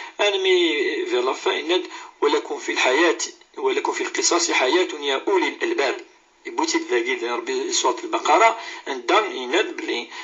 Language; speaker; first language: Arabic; non-native, local second language; Kabyle